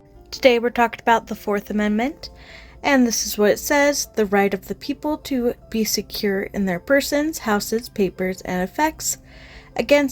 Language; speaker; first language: English; native; English